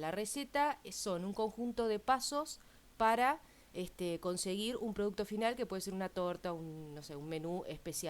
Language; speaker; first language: Spanish; native; Spanish